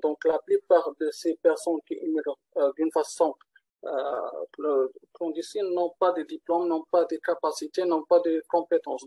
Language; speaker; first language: French; non-native, learner; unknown